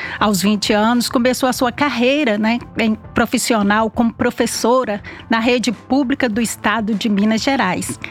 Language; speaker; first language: Portuguese; native; Portuguese